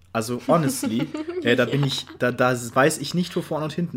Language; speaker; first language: German; native; German